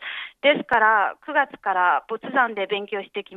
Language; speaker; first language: Japanese; non-native, fluent; Chinese